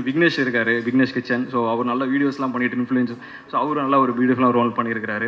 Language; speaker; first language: Tamil; native; Tamil